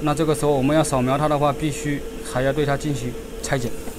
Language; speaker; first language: Chinese; native; Chinese